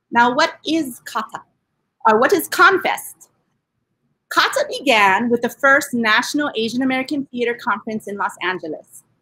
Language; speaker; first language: English; native; English